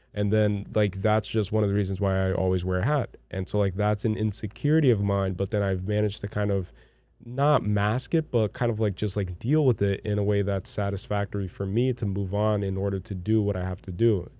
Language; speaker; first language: English; non-native, fluent; Portuguese